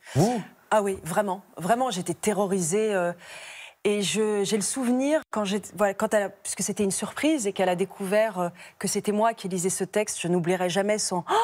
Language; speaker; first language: French; native; French